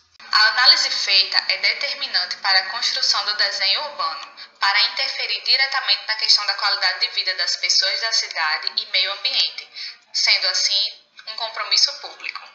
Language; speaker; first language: Portuguese; native; Portuguese